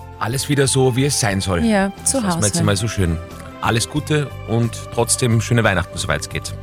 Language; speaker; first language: German; native; German